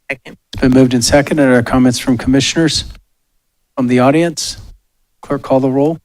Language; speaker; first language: English; native; English